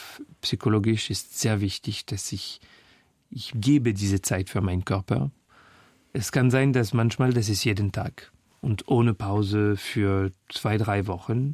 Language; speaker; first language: German; non-native, fluent; French